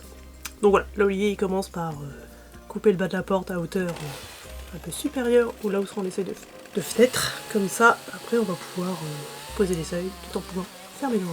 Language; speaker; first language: French; native; French